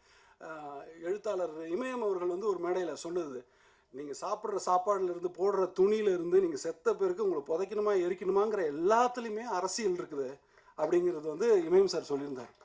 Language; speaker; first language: Tamil; native; Tamil